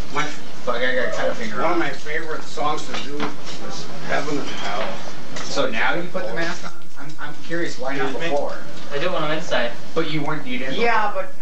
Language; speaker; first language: English; native; English